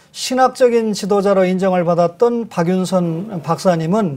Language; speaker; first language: Korean; native; Korean